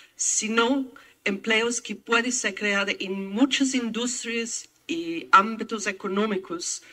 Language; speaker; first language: Spanish; non-native, fluent; English